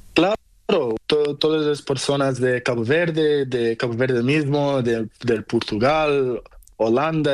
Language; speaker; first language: Spanish; non-native, learner; Portuguese